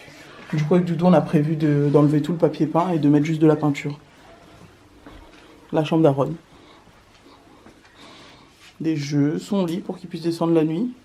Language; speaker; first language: French; native; French